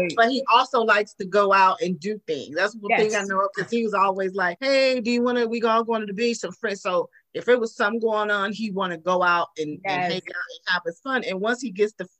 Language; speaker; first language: English; native; English